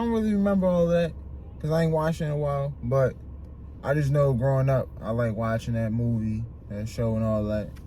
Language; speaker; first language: English; native; English